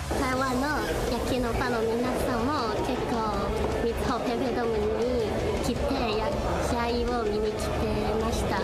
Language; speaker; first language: Japanese; non-native, learner; Chinese